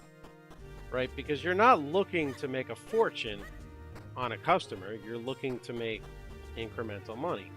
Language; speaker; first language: English; native; English